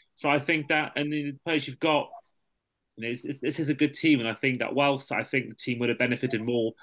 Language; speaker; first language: English; native; English